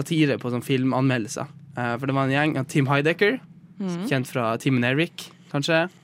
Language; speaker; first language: Norwegian; native; Norwegian